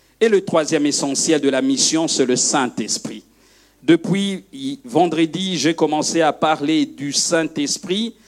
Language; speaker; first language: French; non-native, local second language; Lingala